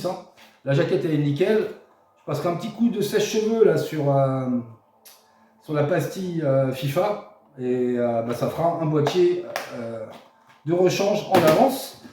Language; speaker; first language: French; native; French